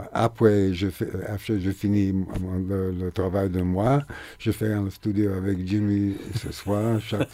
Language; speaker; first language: French; non-native, learner; English